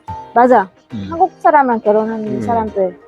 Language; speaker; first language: Korean; non-native, fluent; Vietnamese